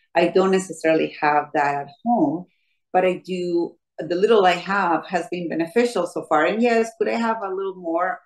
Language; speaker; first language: English; non-native, fluent; Spanish